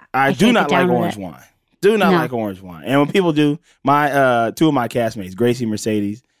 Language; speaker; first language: English; native; English